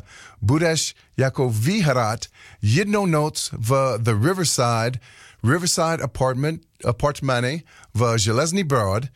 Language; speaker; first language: Czech; non-native, learner; English